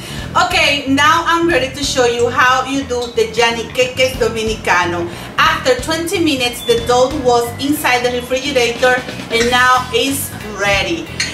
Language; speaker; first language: English; non-native, fluent; Spanish